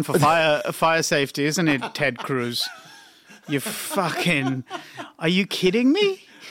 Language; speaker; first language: English; non-native, local second language; Sinhala